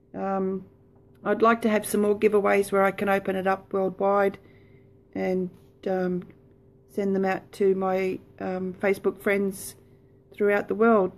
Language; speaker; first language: English; native; English